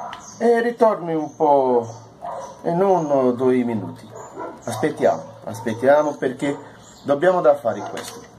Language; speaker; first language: Italian; non-native, learner; Portuguese